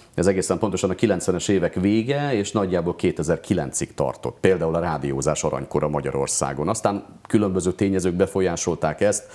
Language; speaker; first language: Hungarian; native; Hungarian